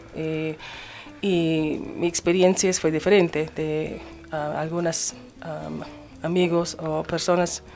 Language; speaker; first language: Spanish; non-native, learner; English